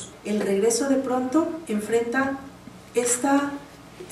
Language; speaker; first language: Spanish; native; Spanish